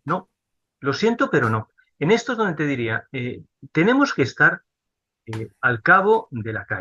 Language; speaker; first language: Spanish; native; Spanish